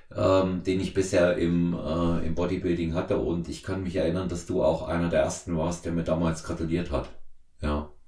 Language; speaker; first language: German; native; German